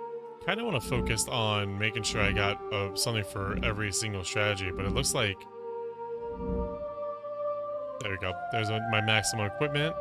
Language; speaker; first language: English; native; English